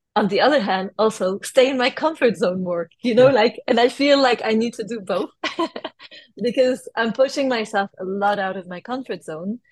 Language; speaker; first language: English; non-native, fluent; French